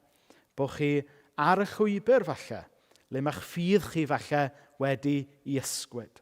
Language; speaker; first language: Welsh; native; Welsh